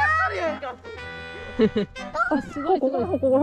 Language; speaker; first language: Japanese; native; Japanese